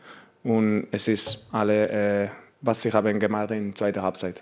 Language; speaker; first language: German; non-native, learner; Spanish